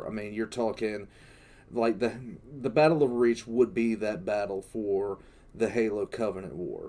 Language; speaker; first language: English; native; English